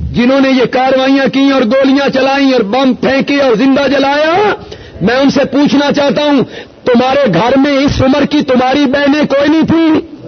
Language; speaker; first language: Urdu; non-native, local second language; Punjabi